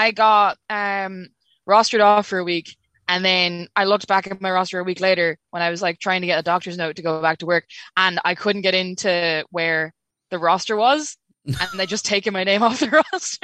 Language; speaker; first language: English; native; English